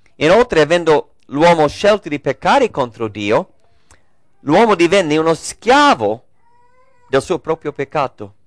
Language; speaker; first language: Italian; non-native, fluent; English